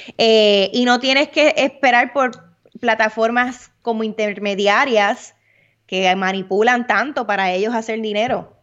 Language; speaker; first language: Spanish; early bilingual, heritage; Spanish